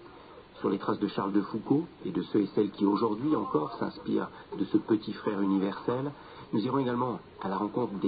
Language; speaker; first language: French; native; French